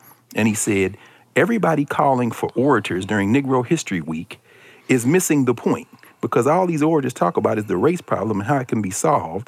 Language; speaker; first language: English; native; English